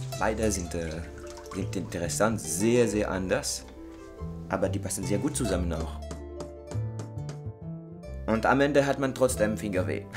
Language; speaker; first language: German; non-native, fluent; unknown